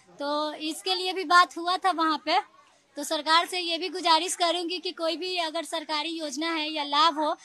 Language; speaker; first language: Hindi; native; Hindi